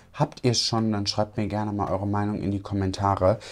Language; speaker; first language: German; native; German